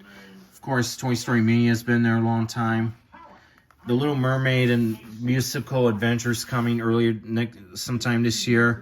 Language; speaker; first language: English; native; English